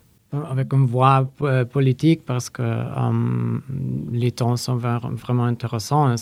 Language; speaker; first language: French; non-native, learner; Polish